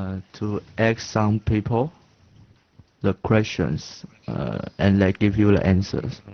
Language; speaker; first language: English; non-native, learner; Chinese